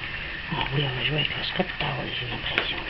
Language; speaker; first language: French; native; French